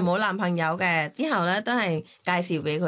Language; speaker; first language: Cantonese; non-native, learner; Thai